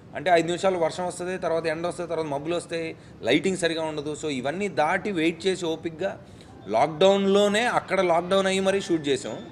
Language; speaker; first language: Telugu; native; Telugu